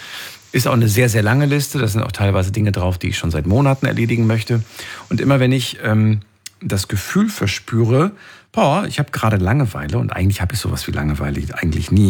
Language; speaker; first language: German; native; German